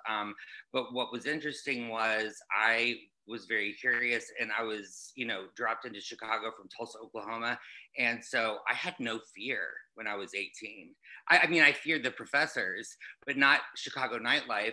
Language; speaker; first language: English; native; English